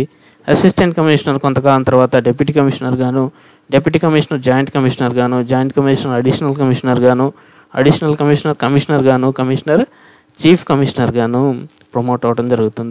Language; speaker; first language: Telugu; native; Telugu